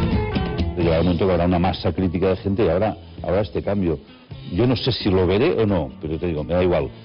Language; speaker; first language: Spanish; native; Spanish